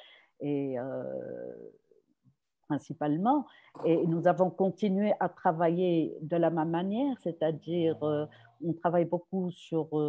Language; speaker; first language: French; non-native, local second language; Arabic